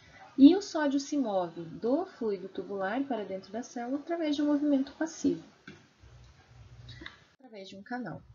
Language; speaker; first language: Portuguese; native; Portuguese